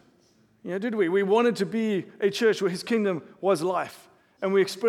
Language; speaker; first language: English; native; English